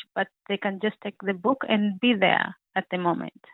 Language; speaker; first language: English; non-native, local second language; Swahili